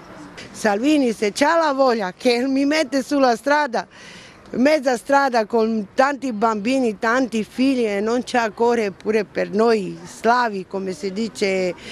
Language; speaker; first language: Italian; non-native, learner; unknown